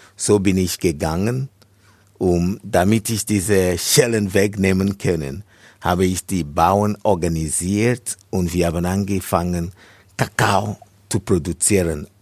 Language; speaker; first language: German; non-native, fluent; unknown